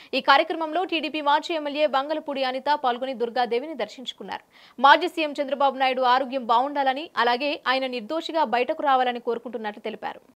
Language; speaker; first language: Telugu; native; Telugu